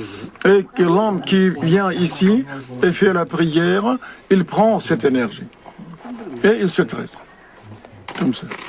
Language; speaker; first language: French; non-native, learner; Uzbek